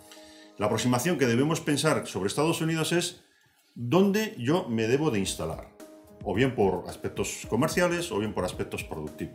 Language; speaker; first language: Spanish; native; Spanish